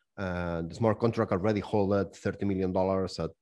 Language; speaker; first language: English; non-native, fluent; Spanish